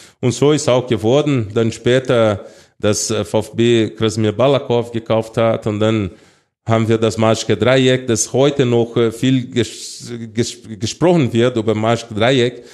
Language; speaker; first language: German; non-native, fluent; Portuguese